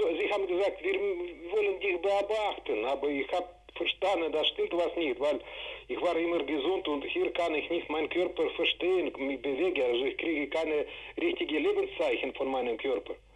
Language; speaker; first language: German; non-native, fluent; Russian